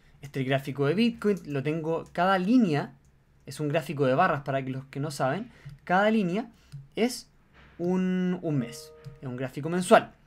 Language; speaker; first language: Spanish; native; Spanish